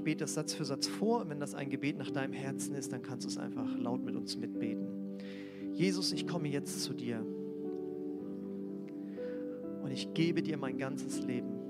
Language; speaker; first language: German; native; German